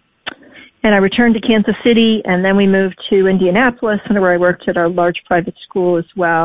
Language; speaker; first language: English; native; English